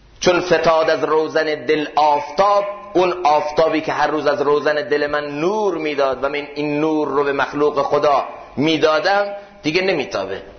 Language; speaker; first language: Persian; native; Persian